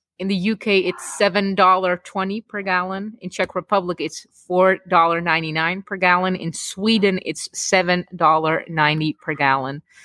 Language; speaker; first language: English; non-native, fluent; Czech